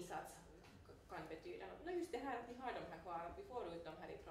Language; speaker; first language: Swedish; native; Swedish